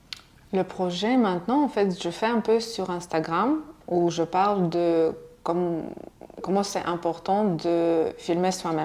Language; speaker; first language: French; non-native, fluent; Russian